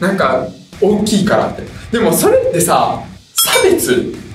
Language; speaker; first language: Japanese; early bilingual, other home language; Russian